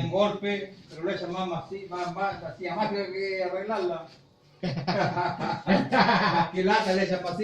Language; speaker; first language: Spanish; native; Spanish